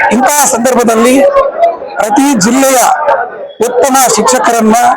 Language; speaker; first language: Kannada; native; Kannada